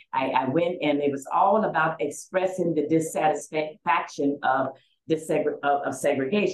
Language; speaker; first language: English; native; English